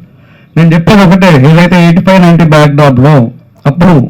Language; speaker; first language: Telugu; native; Telugu